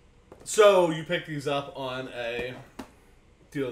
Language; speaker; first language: English; native; English